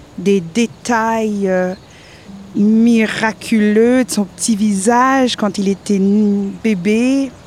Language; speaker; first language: French; native; French